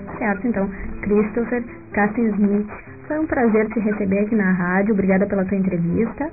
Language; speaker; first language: Portuguese; native; Portuguese